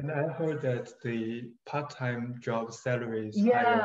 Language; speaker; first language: English; non-native, fluent; Chinese